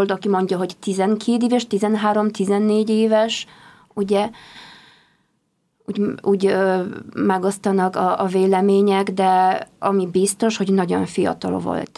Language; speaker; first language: Hungarian; non-native, fluent; Polish